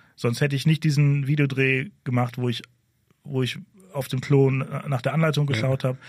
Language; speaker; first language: German; native; German